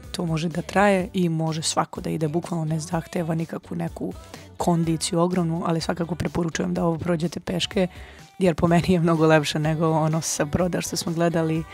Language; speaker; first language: Serbian; native; Serbian